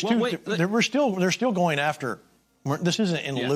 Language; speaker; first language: English; native; English